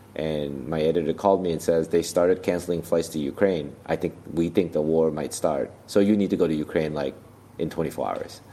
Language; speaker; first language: English; native; English